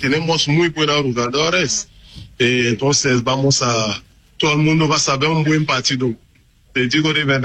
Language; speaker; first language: Spanish; non-native, learner; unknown